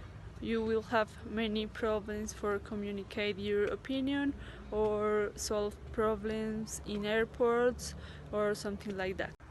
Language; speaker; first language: English; non-native, learner; Spanish